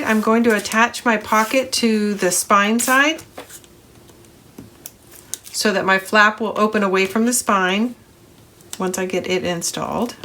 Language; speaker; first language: English; native; English